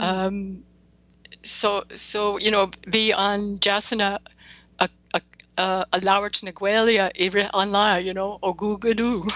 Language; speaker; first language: Irish; non-native, learner; English